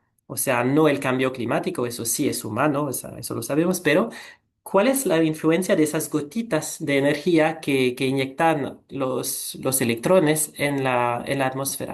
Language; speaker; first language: Spanish; non-native, fluent; French